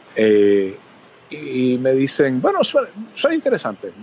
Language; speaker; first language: Spanish; early bilingual, other home language; English